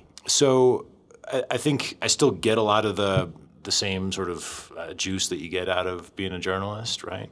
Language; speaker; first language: English; native; English